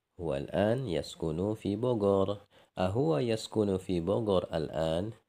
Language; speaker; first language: Arabic; non-native, fluent; Indonesian